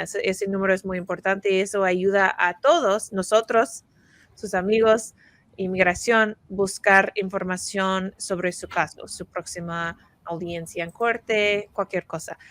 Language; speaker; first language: Spanish; non-native, fluent; English